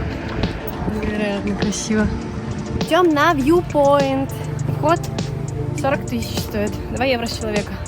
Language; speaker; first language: Russian; native; Russian